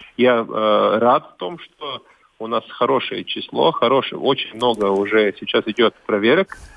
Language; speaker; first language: Russian; non-native, local second language; Latvian